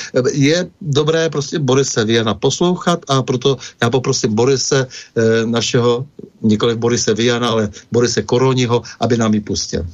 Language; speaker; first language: Czech; native; Czech